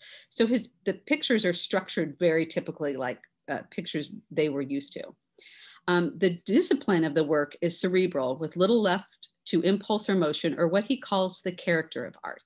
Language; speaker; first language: English; native; English